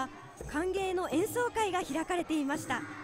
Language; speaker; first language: Japanese; native; Japanese